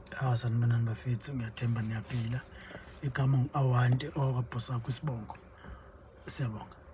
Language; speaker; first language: Zulu; native; Zulu